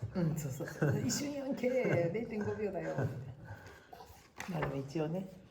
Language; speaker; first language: Japanese; native; Japanese